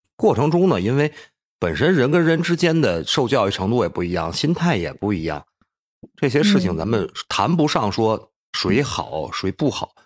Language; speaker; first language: Chinese; native; Chinese